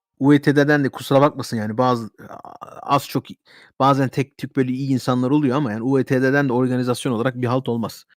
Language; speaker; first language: Turkish; early bilingual, heritage; Turkish